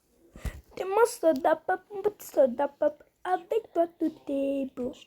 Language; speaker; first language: French; native; French